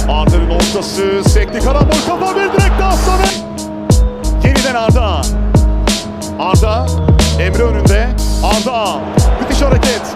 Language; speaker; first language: Turkish; native; Turkish